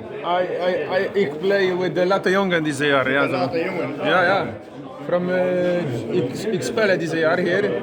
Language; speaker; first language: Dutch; non-native, learner; Polish